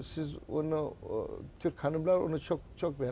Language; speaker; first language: Turkish; non-native, learner; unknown